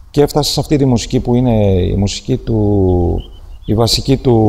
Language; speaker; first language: Greek; non-native, fluent; Armenian